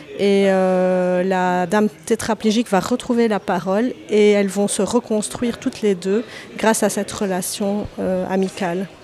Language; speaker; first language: French; native; French